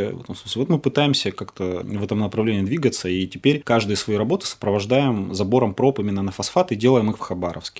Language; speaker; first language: Russian; native; Russian